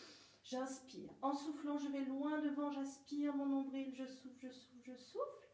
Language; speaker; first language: French; native; French